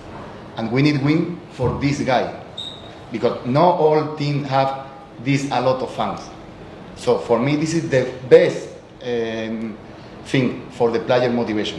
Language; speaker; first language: English; non-native, learner; Spanish